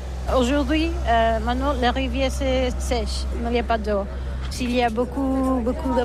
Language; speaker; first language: French; non-native, learner; Catalan